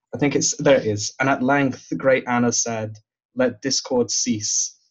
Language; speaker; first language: English; native; English